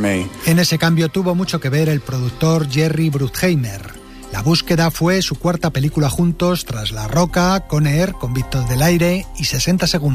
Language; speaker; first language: Spanish; native; Spanish